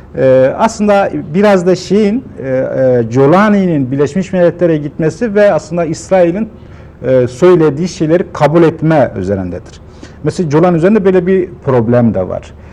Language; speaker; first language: Turkish; non-native, local second language; Kurdish